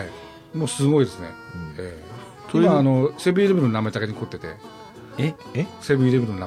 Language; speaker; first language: Japanese; native; Japanese